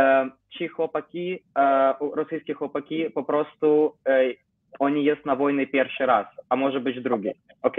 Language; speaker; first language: Polish; non-native, learner; Ukrainian